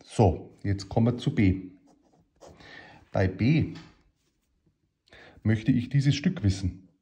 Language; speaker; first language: German; native; German